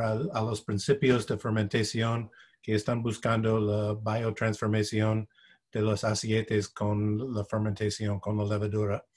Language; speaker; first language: Spanish; non-native, fluent; English